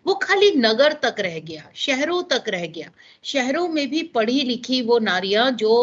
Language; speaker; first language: Hindi; non-native, local second language; Gujarati